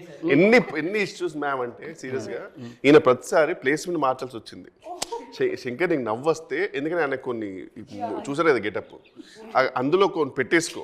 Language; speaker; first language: Telugu; native; Telugu